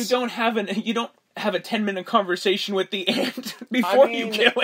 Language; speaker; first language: English; native; English